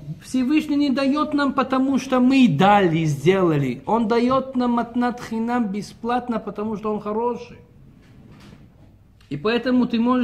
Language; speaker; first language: Russian; early bilingual, heritage; Russian